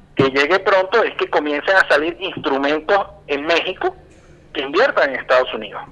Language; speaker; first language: Spanish; native; Spanish